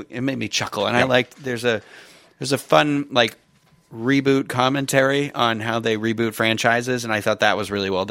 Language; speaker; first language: English; native; English